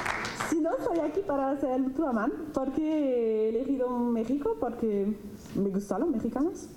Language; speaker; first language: Spanish; non-native, fluent; French